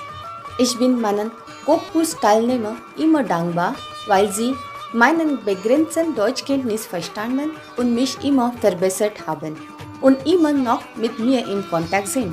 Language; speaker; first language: German; non-native, fluent; Marathi